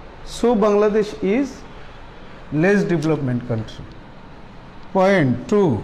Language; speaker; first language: English; non-native, local second language; Bangla